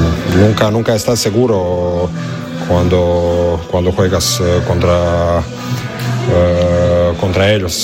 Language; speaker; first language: Spanish; non-native, learner; Croatian